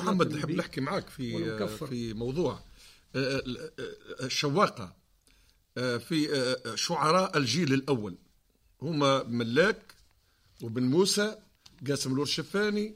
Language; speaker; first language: Arabic; native; Arabic